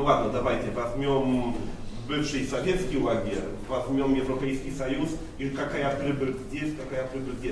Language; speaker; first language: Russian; non-native, fluent; Polish